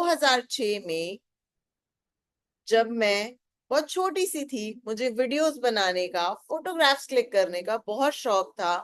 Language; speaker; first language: Hindi; native; Hindi